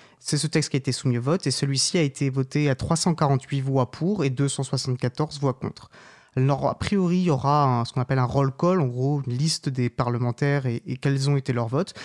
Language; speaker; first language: French; native; French